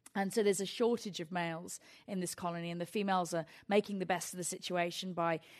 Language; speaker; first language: English; native; English